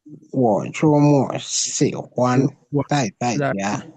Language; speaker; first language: Chinese; non-native, learner; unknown